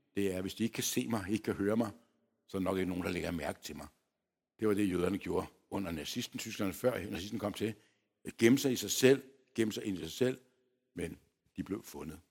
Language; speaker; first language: Danish; early bilingual, other home language; Polish